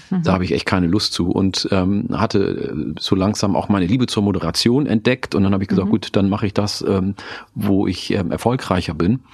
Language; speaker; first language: German; non-native, local second language; Oromo